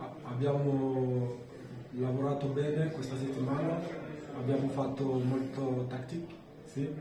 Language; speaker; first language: Italian; non-native, learner; French